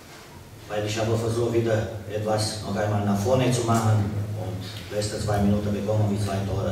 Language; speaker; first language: German; non-native, fluent; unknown